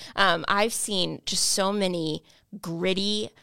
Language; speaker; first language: English; native; English